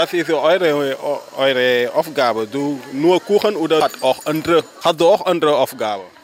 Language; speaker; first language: German; non-native, learner; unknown